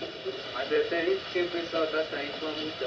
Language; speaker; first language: Portuguese; native; Portuguese